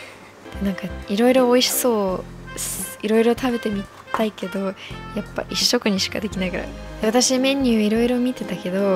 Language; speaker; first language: Japanese; non-native, fluent; English